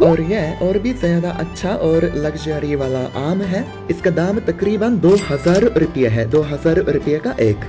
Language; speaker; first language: Hindi; non-native, fluent; Japanese